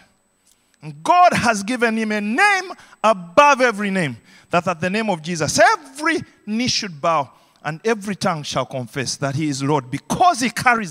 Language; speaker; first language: English; non-native, local second language; Ganda